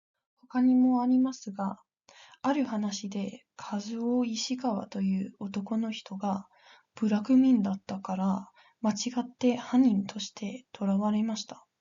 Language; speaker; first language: Japanese; non-native, learner; English